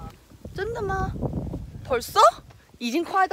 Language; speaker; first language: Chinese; non-native, learner; Korean